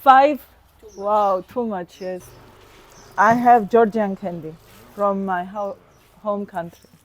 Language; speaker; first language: English; non-native, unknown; Georgian